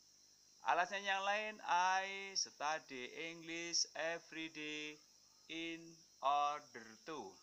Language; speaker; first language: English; non-native, fluent; Indonesian